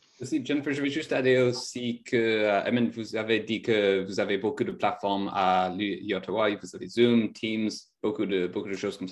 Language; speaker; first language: French; non-native, fluent; English